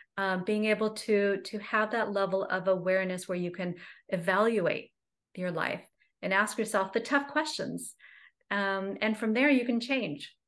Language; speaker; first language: English; native; English